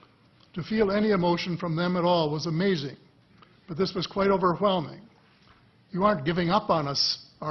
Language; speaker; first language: English; native; English